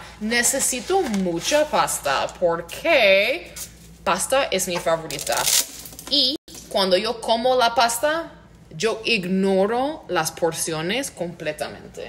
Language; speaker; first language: Spanish; non-native, learner; English